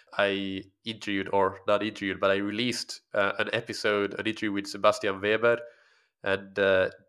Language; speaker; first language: English; non-native, fluent; Swedish